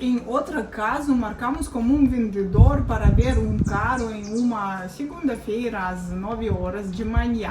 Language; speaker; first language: Portuguese; non-native, fluent; Russian